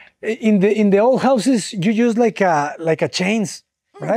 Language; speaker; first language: English; non-native, fluent; Spanish